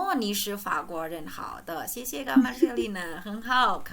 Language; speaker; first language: Chinese; non-native, fluent; Indonesian